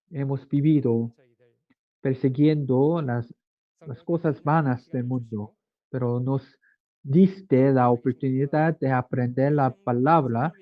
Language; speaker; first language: Spanish; non-native, learner; Korean